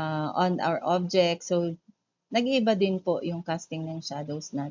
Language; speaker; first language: Filipino; native; Filipino